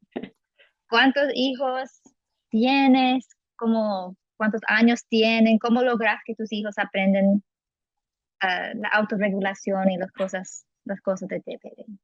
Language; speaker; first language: Spanish; non-native, fluent; English